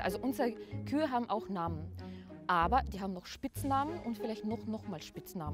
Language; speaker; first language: German; non-native, fluent; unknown